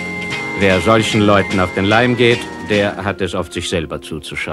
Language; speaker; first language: German; native; German